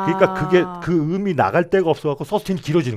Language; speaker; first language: Korean; native; Korean